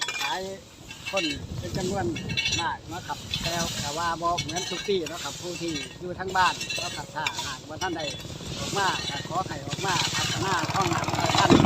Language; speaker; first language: Thai; non-native, local second language; Northeastern Thai